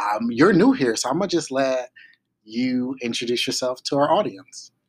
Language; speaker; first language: English; native; English